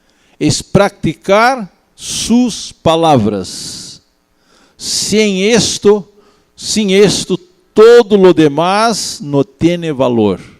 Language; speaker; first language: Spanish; non-native, learner; Portuguese